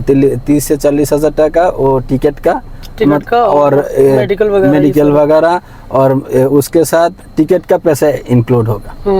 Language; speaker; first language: Hindi; non-native, fluent; Bangla